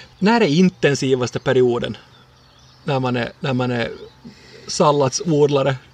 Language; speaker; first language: Swedish; native; Swedish